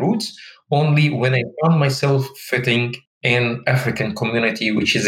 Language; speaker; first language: English; non-native, fluent; Arabic